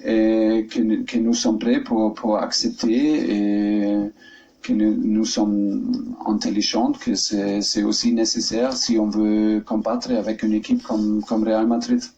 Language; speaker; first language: French; non-native, learner; German